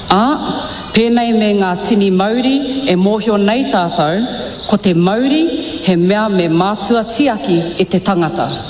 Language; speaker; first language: Māori; native; Māori